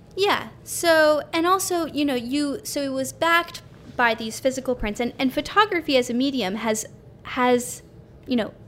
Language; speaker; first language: English; native; English